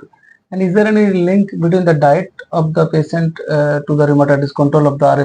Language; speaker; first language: English; non-native, local second language; Bangla